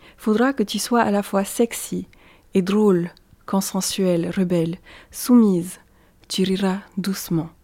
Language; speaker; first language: French; native; French